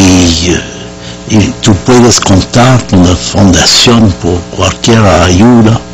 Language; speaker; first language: Spanish; non-native, learner; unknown